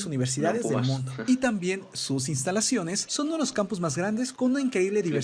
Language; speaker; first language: Spanish; native; Spanish